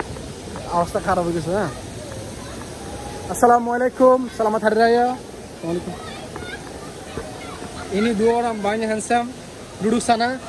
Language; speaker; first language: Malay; non-native, learner; Bangla